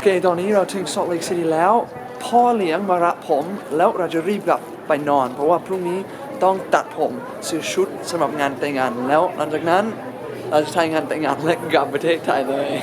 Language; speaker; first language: Thai; non-native, fluent; English